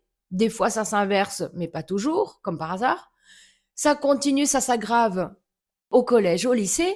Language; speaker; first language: French; native; French